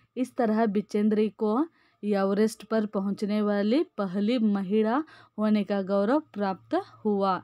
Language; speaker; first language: Hindi; non-native, local second language; Kannada